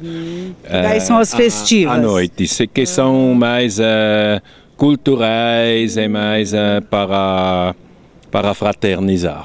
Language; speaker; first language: Portuguese; non-native, fluent; German